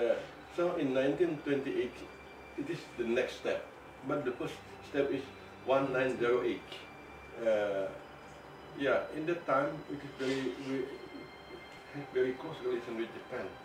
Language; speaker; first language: English; non-native, fluent; Indonesian